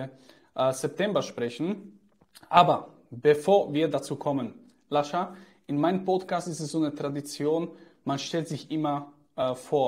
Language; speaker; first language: German; native; German